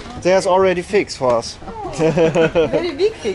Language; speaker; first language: English; non-native, learner; German